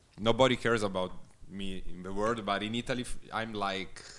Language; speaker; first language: English; non-native, learner; Italian